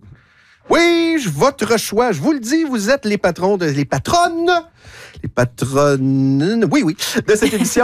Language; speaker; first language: French; native; French